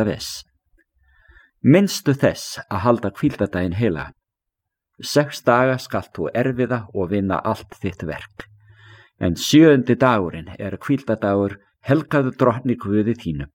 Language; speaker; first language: Icelandic; native; Icelandic